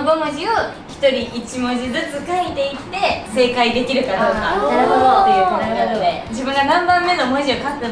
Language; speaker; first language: Japanese; native; Japanese